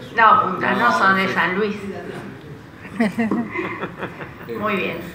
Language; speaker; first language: Spanish; native; Spanish